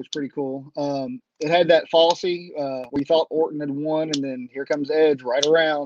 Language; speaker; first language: English; native; English